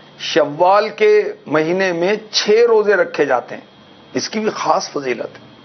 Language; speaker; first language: Urdu; native; Urdu